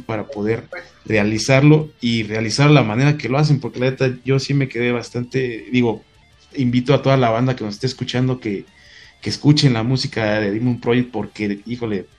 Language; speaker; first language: Spanish; native; Spanish